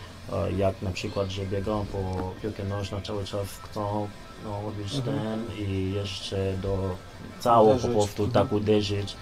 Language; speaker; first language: Polish; non-native, learner; Lingala